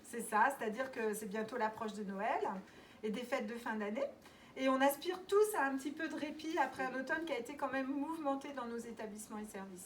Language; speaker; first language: French; native; French